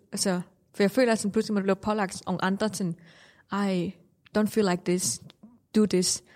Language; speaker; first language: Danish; non-native, fluent; Thai